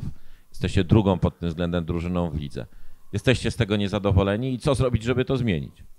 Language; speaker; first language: Polish; native; Polish